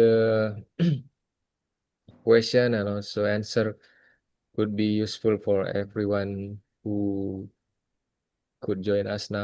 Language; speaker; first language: English; non-native, fluent; Indonesian